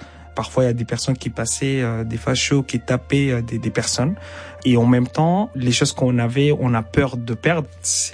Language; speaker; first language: French; non-native, fluent; Arabic